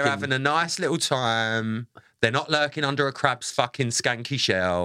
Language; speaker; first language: English; native; English